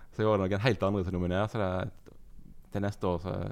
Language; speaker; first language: Norwegian; native; Norwegian